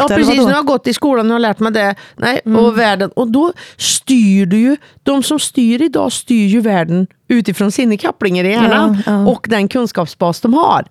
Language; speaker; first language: Swedish; native; Swedish